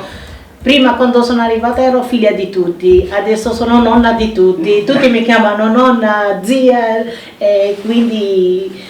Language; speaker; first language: Italian; non-native, fluent; Arabic